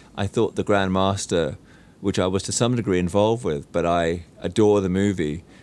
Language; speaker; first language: English; native; English